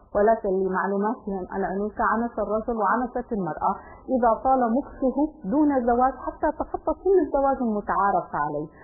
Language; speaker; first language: Arabic; native; Arabic